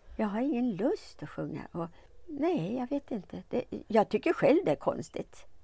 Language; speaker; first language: Swedish; native; Swedish